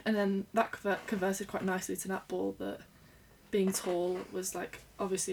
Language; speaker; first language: English; native; English